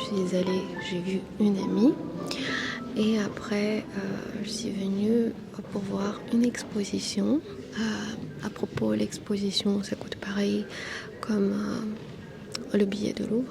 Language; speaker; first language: French; non-native, fluent; Armenian